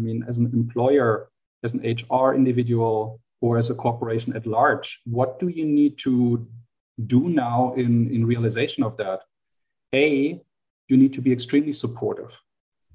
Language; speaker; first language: English; non-native, fluent; German